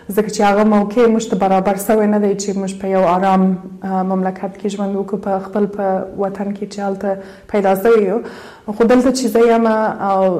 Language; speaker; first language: Pashto; early bilingual, heritage; Pashto